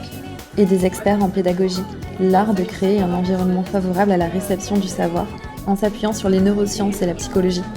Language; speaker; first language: French; native; French